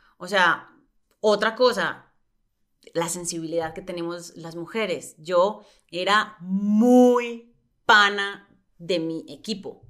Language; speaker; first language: Spanish; native; Spanish